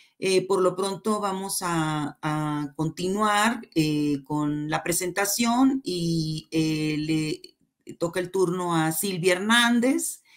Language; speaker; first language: Spanish; native; Spanish